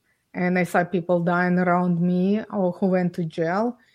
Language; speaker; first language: English; non-native, fluent; Ukrainian